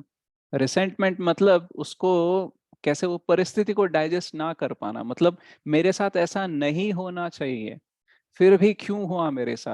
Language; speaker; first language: Hindi; native; Hindi